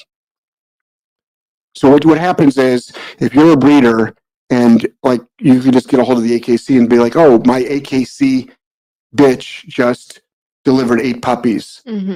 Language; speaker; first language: English; native; English